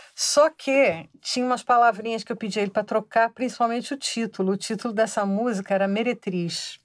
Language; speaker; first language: Portuguese; native; Portuguese